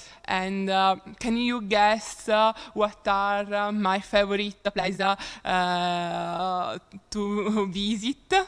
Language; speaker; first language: English; non-native, learner; Italian